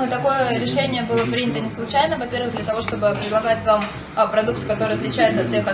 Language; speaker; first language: Russian; native; Russian